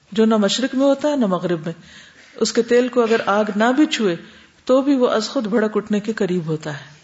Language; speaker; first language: Urdu; native; Urdu